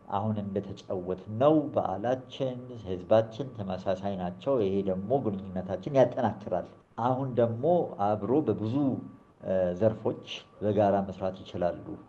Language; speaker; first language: Amharic; early bilingual, other home language; Gujarati